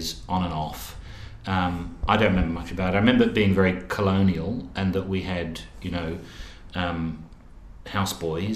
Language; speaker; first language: English; native; English